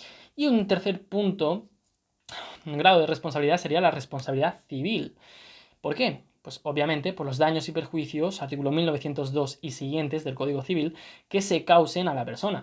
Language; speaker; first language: Spanish; native; Spanish